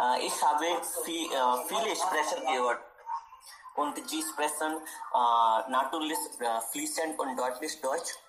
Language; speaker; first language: German; non-native, learner; Hindi